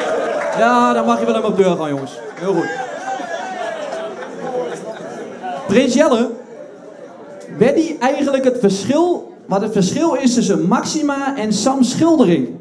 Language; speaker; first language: Dutch; native; Dutch